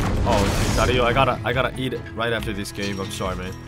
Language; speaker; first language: English; non-native, fluent; Korean